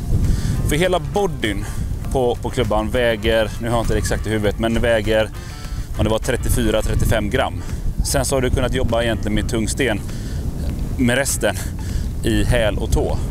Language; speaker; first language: Swedish; native; Swedish